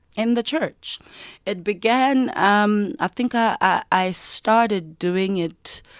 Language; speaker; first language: English; non-native, local second language; Zulu